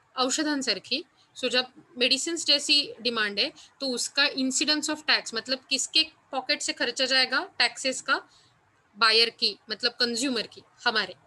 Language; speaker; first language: Hindi; non-native, local second language; Marathi